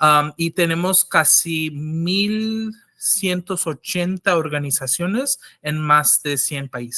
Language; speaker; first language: Spanish; non-native, fluent; English